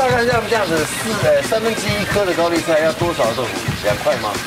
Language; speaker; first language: Chinese; native; Chinese